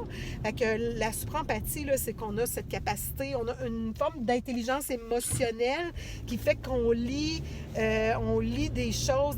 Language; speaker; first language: French; native; French